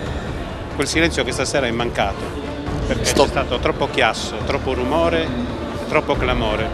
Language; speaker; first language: Italian; native; Italian